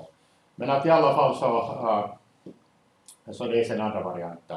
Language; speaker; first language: Swedish; native; Swedish